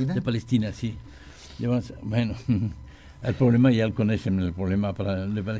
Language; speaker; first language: Catalan; non-native, learner; French